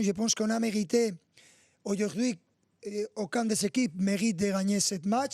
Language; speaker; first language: French; non-native, fluent; Spanish